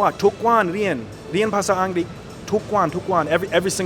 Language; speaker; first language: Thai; non-native, learner; English